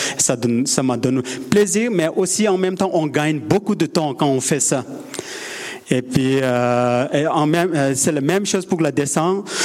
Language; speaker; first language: French; non-native, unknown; Sherpa